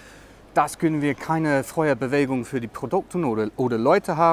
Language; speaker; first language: German; non-native, learner; English